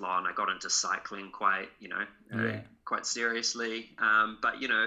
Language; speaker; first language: English; native; English